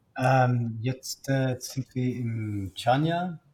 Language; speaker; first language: German; non-native, learner; Swedish